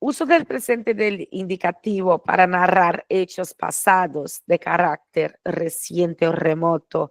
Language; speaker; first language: Spanish; non-native, fluent; Portuguese